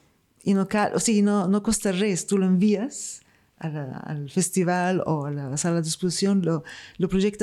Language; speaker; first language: Catalan; non-native, fluent; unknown